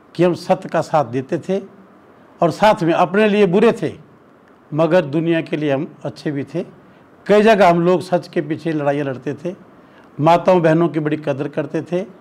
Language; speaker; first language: Hindi; native; Hindi